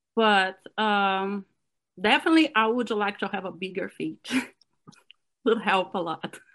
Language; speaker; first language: English; non-native, fluent; Portuguese